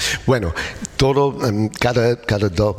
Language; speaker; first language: Spanish; non-native, learner; English